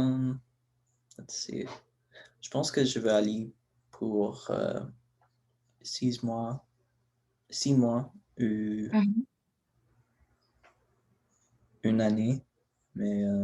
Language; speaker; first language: French; non-native, learner; English